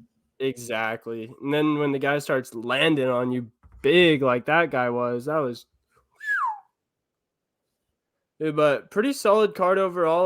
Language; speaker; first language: English; native; English